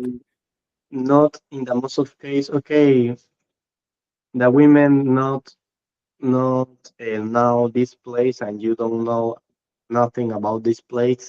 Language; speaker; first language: English; non-native, learner; Spanish